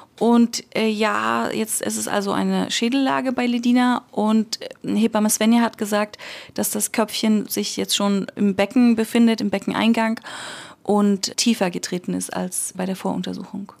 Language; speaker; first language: German; native; German